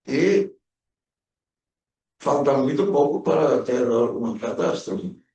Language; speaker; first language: Portuguese; early bilingual, other home language; German